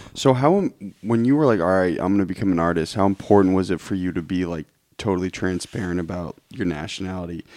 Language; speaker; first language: English; native; English